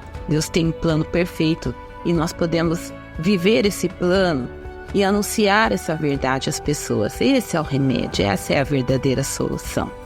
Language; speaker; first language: Portuguese; native; Portuguese